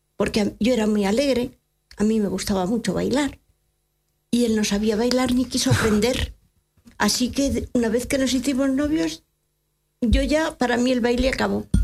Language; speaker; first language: Spanish; native; Spanish